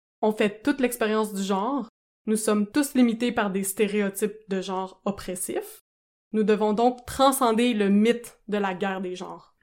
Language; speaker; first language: French; native; French